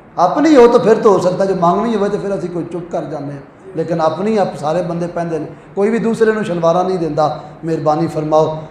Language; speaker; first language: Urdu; non-native, local second language; Punjabi